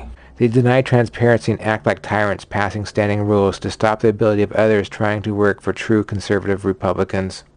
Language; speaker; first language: English; native; English